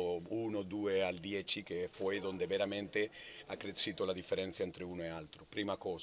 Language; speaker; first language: Italian; non-native, learner; Spanish